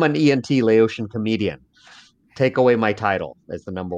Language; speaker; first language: English; early bilingual, other home language; Lao